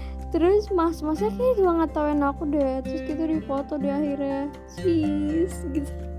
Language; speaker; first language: Indonesian; early bilingual, heritage; Indonesian